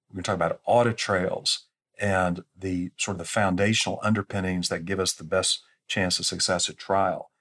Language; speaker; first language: English; native; English